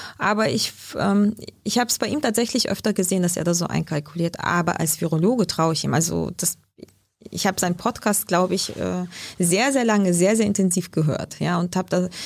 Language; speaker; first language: German; early bilingual, other home language; Russian